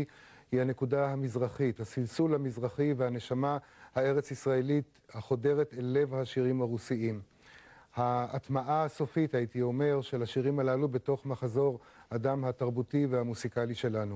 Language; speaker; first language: Hebrew; native; Hebrew